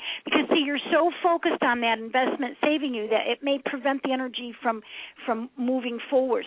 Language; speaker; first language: English; native; English